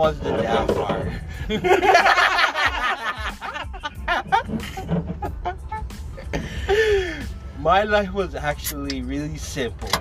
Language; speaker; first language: English; native; English